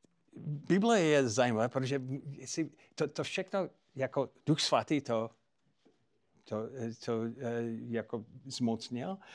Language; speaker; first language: Czech; non-native, fluent; English